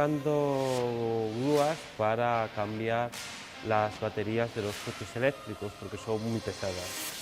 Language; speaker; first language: Spanish; native; Spanish